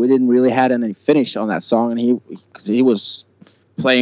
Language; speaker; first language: English; non-native, fluent; Norwegian